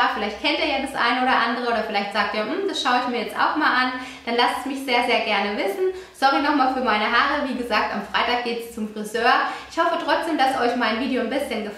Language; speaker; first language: German; native; German